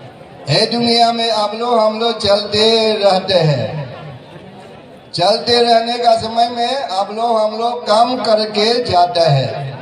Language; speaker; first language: Hindi; non-native, learner; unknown